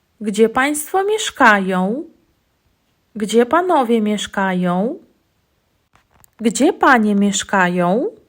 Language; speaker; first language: Polish; non-native, fluent; Ukrainian